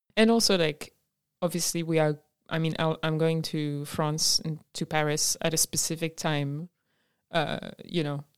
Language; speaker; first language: English; non-native, fluent; French